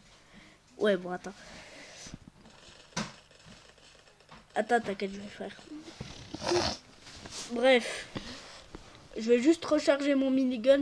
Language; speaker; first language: French; native; French